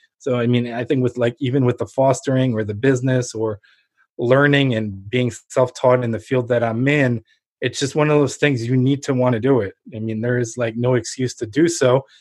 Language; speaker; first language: English; early bilingual, other home language; Ukrainian